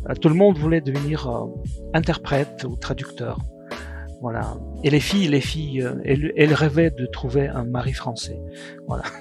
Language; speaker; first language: French; non-native, fluent; Russian